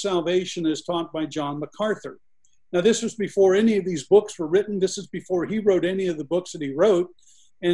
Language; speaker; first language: English; native; English